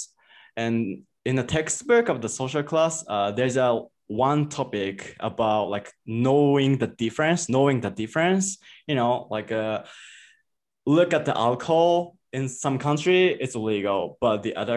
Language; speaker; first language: English; non-native, fluent; Japanese